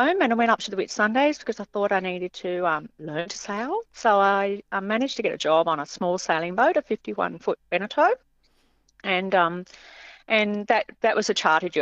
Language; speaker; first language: English; native; English